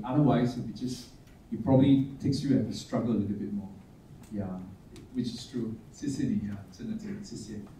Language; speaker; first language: English; non-native, local second language; Chinese